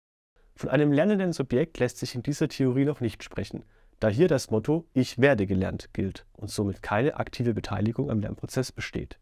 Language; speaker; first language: German; native; German